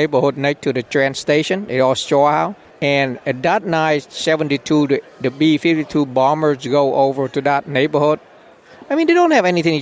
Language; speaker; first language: English; non-native, learner; Vietnamese